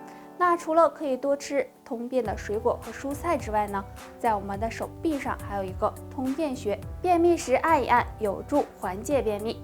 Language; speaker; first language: Chinese; native; Chinese